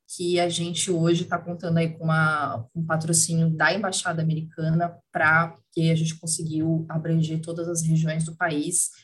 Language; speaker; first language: Portuguese; native; Portuguese